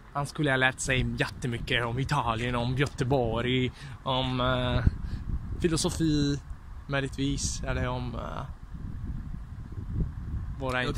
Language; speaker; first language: Swedish; non-native, fluent; Italian